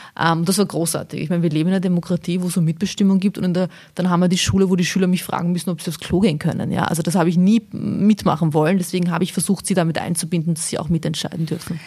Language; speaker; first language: German; early bilingual, other home language; Bosnian